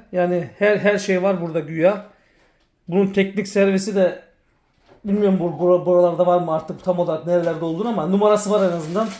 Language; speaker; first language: Turkish; early bilingual, heritage; Turkish